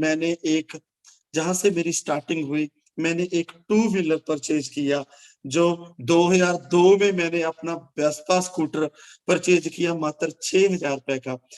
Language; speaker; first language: Hindi; non-native, local second language; Punjabi